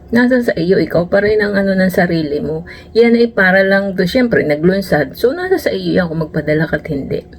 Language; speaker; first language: Filipino; native; Filipino